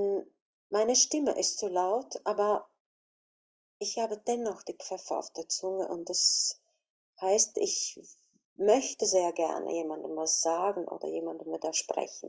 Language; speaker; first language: German; non-native, fluent; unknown